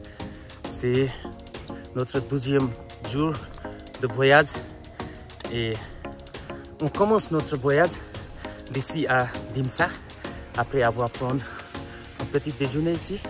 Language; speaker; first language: French; non-native, learner; Nepali